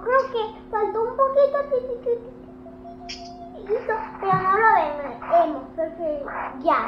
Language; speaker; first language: Spanish; early bilingual, heritage; English